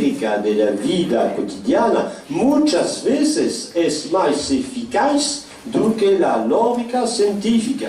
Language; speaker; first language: Portuguese; non-native, fluent; French